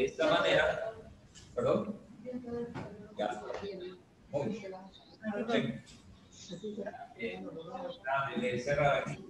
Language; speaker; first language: Spanish; native; Spanish